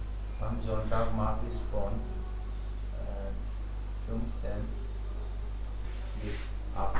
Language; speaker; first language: German; non-native, learner; Hindi